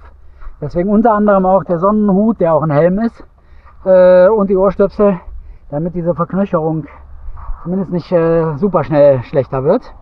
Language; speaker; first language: German; native; German